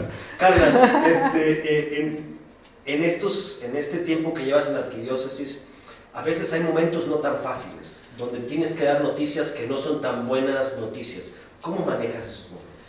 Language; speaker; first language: Spanish; native; Spanish